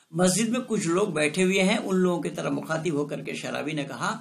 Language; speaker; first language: Hindi; non-native, local second language; Bangla